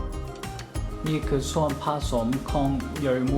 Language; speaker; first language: Thai; non-native, learner; Korean